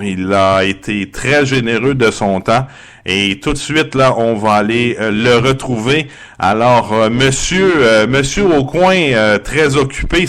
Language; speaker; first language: French; native; French